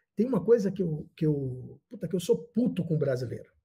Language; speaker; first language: Portuguese; native; Portuguese